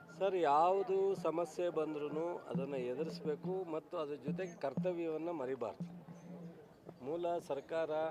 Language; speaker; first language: Kannada; native; Kannada